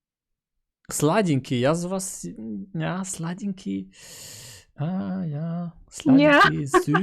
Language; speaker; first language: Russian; early bilingual, heritage; German